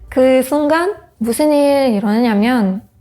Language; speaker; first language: Korean; non-native, learner; Hebrew